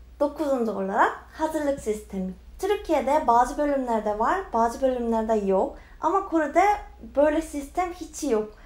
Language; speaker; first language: Turkish; non-native, fluent; Korean